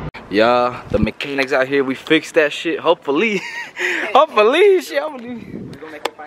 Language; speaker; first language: English; early bilingual, other home language; Spanish